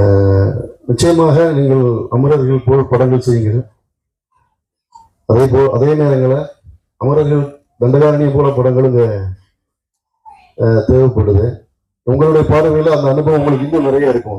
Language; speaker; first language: Tamil; native; Tamil